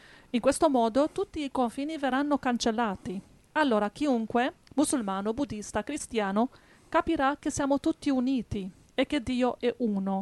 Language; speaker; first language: Italian; native; Italian